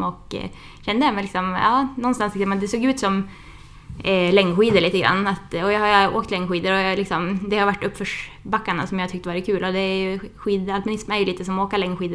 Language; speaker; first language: Swedish; native; Swedish